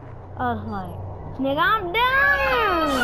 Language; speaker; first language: English; native; English